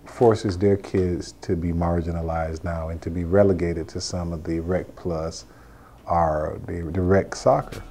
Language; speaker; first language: English; native; English